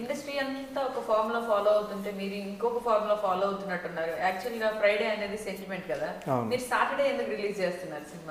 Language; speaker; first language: Telugu; native; Telugu